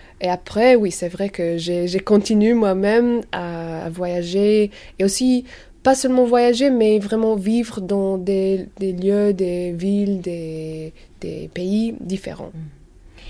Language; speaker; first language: French; non-native, learner; English